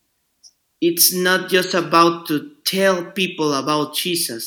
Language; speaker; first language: English; non-native, learner; Spanish